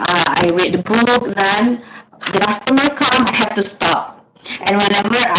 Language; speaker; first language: English; non-native, learner; Indonesian